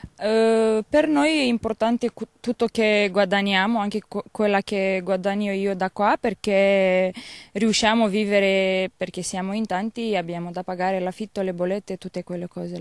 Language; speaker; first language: Italian; non-native, learner; Romanian